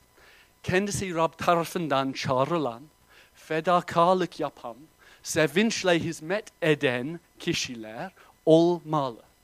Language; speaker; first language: Turkish; non-native, fluent; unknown